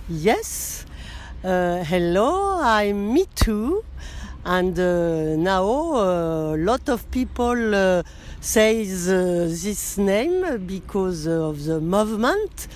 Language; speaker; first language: English; non-native, learner; French